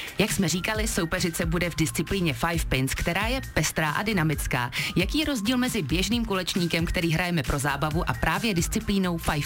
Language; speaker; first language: Czech; native; Czech